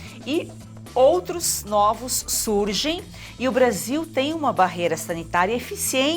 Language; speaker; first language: Portuguese; native; Portuguese